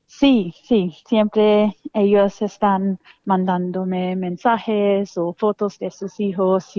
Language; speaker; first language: Spanish; non-native, fluent; English